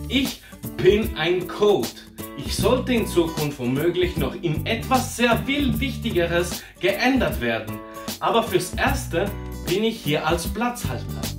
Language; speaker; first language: German; early bilingual, other home language; Portuguese